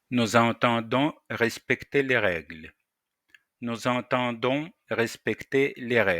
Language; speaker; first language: French; non-native, fluent; Russian